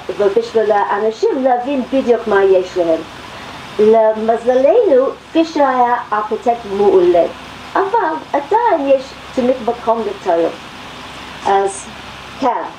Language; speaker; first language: Hebrew; non-native, fluent; English